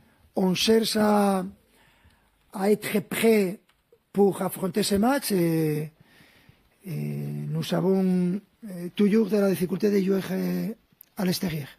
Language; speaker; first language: French; non-native, fluent; Spanish